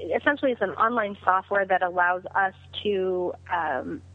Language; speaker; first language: English; native; English